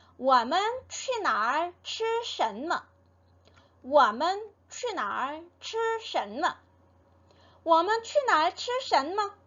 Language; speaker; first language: Chinese; non-native, fluent; Korean